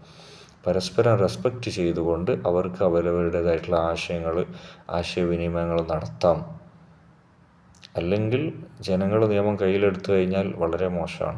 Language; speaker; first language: Malayalam; native; Malayalam